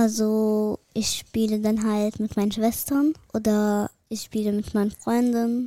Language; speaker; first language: German; early bilingual, other home language; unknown